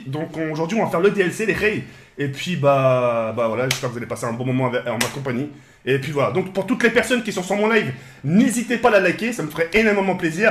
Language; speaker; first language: French; native; French